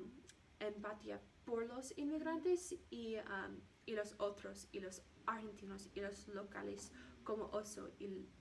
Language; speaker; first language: Spanish; non-native, learner; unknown